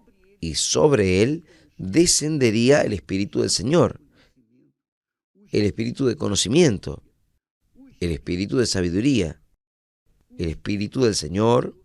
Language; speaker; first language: Spanish; non-native, fluent; Portuguese